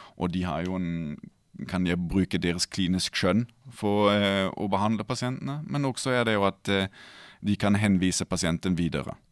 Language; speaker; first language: Norwegian; non-native, fluent; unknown